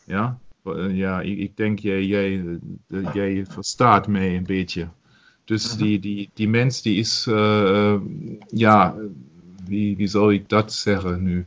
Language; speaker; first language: Dutch; non-native, learner; German